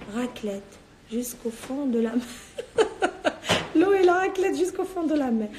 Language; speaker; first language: French; non-native, local second language; Arabic